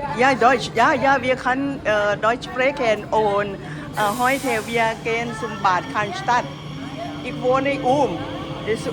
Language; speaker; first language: German; non-native, learner; Thai